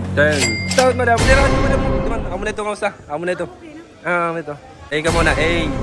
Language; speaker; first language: Filipino; non-native, local second language; Bikol